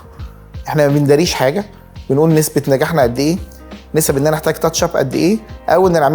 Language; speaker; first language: Arabic; native; Arabic